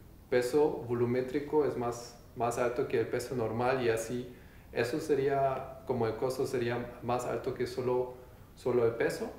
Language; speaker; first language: Spanish; non-native, learner; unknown